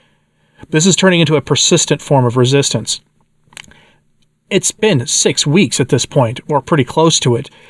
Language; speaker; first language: English; native; English